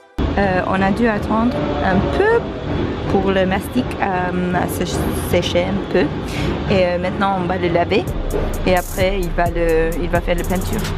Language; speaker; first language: French; non-native, learner; English